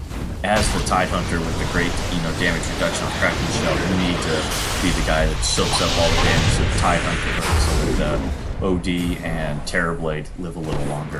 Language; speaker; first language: English; native; English